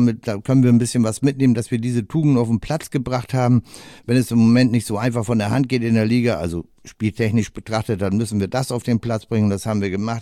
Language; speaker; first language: German; native; German